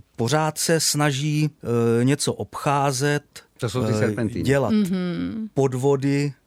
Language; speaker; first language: Czech; native; Czech